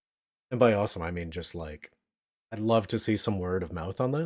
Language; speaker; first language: English; native; English